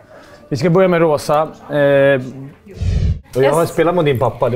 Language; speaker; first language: Swedish; native; Swedish